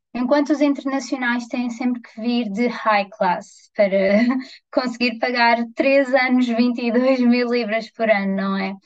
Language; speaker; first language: Portuguese; native; Portuguese